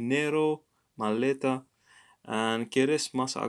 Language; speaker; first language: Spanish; non-native, learner; English